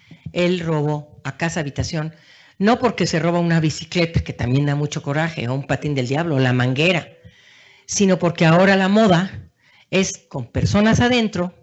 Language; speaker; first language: Spanish; native; Spanish